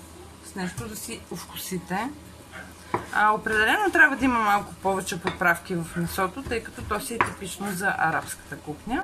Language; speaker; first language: Bulgarian; native; Bulgarian